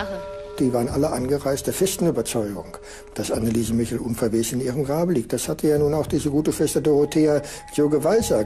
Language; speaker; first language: German; native; German